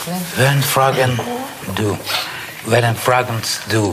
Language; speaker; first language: German; non-native, learner; Russian